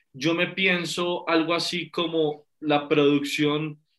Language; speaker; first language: Spanish; native; Spanish